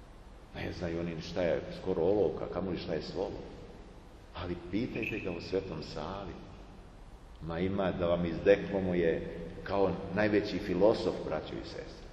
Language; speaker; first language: Serbian; native; Serbian